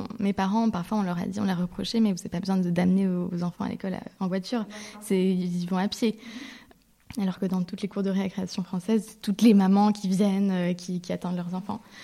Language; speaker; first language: French; early bilingual, heritage; French